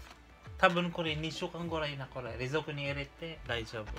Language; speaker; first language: Japanese; non-native, local second language; Filipino